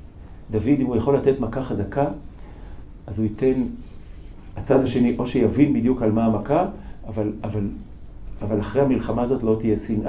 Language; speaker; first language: Hebrew; native; Hebrew